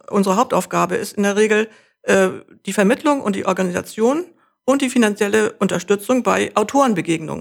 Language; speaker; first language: German; native; German